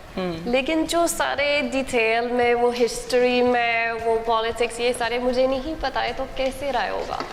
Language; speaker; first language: Hindi; non-native, learner; English